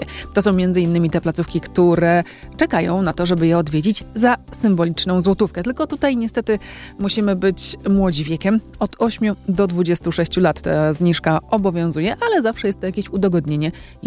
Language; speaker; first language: Polish; native; Polish